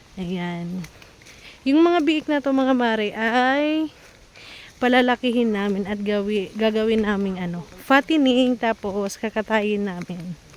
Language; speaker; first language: Filipino; non-native, local second language; Waray